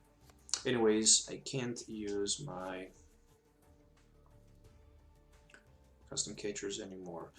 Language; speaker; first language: English; non-native, fluent; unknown